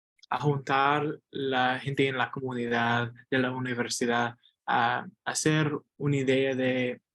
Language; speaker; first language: Spanish; non-native, learner; English